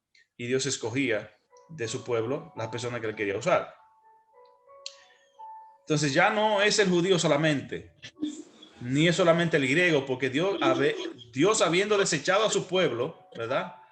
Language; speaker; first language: Spanish; native; Spanish